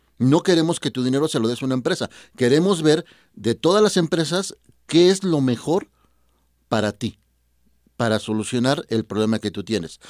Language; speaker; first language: Spanish; native; Spanish